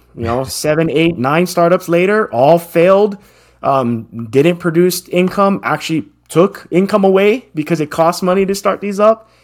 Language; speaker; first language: English; native; English